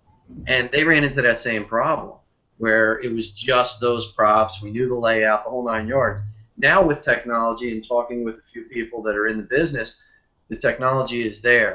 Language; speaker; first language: English; native; English